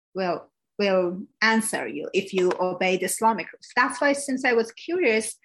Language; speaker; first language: English; non-native, fluent; Persian